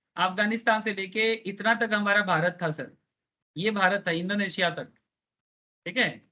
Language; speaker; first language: Hindi; non-native, local second language; Bangla